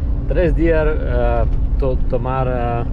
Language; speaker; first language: Spanish; non-native, learner; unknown